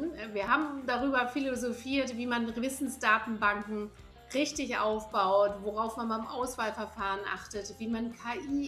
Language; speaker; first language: German; native; German